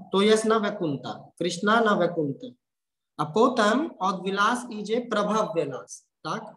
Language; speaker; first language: Polish; non-native, learner; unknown